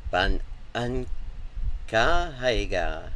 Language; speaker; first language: Vietnamese; non-native, learner; English